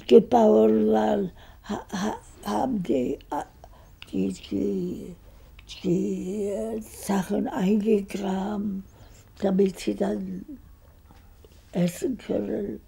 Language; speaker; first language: German; early bilingual, other home language; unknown